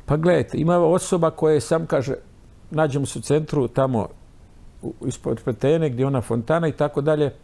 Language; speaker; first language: Croatian; native; Croatian